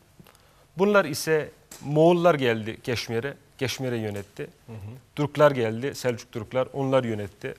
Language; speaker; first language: Turkish; non-native, fluent; Kashmiri